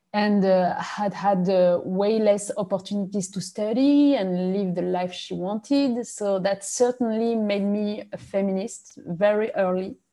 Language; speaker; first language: English; non-native, fluent; French